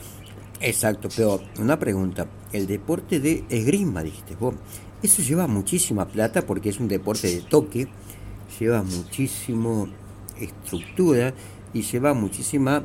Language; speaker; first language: Spanish; native; Spanish